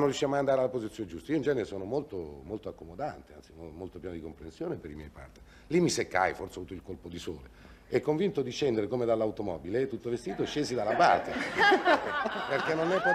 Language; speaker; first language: Italian; native; Italian